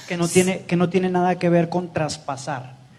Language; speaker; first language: Spanish; native; Spanish